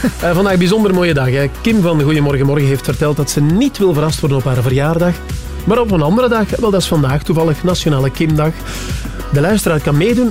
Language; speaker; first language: Dutch; native; Dutch